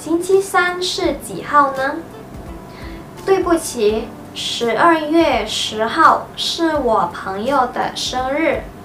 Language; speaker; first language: Chinese; non-native, fluent; Indonesian